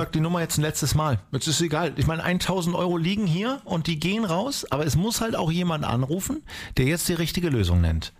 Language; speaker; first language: German; native; German